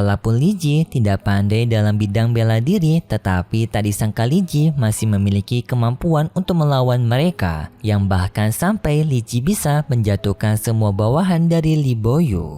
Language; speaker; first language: Indonesian; native; Indonesian